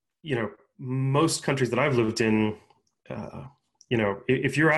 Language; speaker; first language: English; native; English